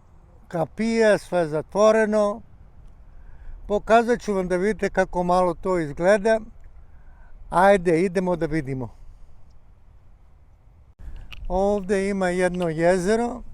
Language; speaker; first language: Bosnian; non-native, local second language; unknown